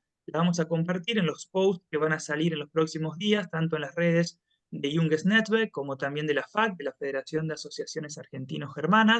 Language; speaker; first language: Spanish; native; Spanish